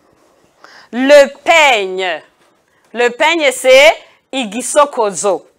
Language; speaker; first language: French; non-native, local second language; Kinyarwanda